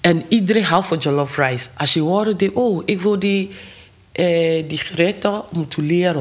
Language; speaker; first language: Dutch; non-native, learner; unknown